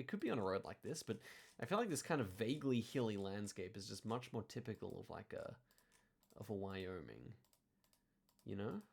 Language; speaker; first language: English; native; English